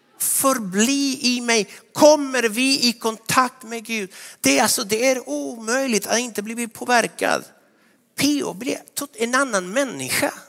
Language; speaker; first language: Swedish; non-native, fluent; Spanish